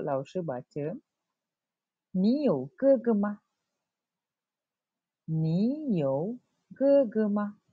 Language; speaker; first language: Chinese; non-native, local second language; Malay